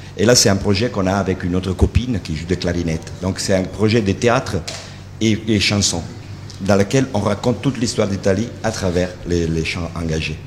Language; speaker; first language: French; non-native, fluent; Italian